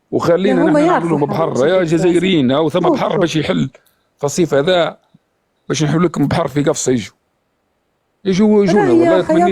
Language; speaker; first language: Arabic; native; Arabic